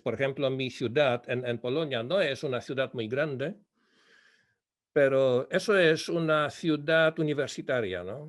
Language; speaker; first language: Spanish; non-native, fluent; Polish